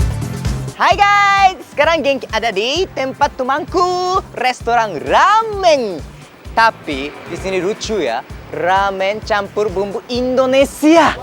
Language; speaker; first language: Indonesian; non-native, fluent; Japanese